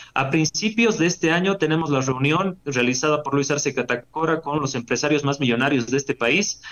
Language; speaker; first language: Spanish; native; Spanish